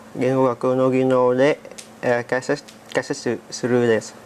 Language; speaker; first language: Japanese; non-native, learner; Vietnamese